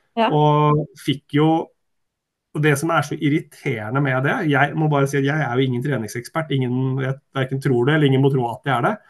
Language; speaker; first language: Norwegian; early bilingual, other home language; Swedish